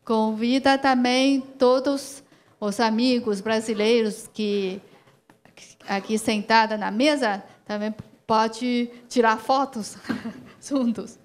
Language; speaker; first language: Portuguese; non-native, learner; Chinese